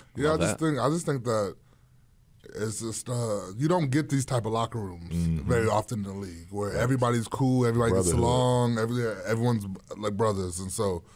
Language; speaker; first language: English; native; English